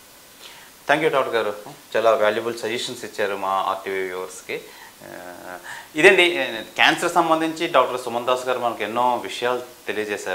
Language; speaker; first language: Telugu; native; Telugu